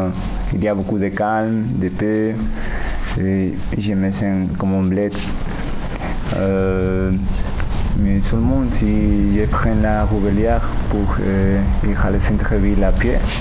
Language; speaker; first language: French; non-native, learner; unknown